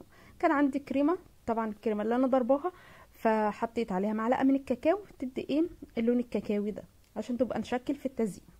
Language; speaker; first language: Arabic; native; Arabic